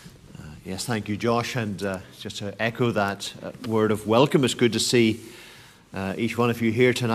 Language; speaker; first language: English; native; English